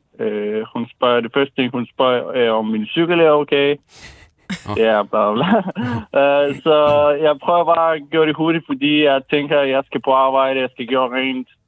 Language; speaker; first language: Danish; non-native, fluent; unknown